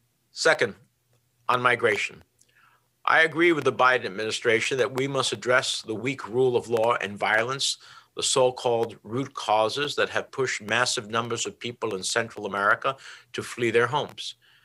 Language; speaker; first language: English; early bilingual, other home language; Spanish